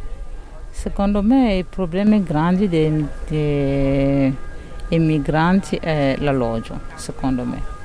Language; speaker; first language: Italian; non-native, fluent; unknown